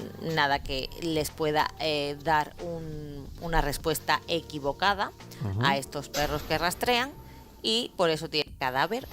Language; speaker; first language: Spanish; native; Spanish